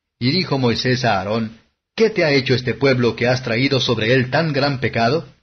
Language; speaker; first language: Spanish; non-native, fluent; Portuguese